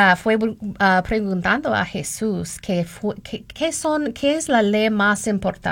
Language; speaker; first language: Spanish; non-native, learner; English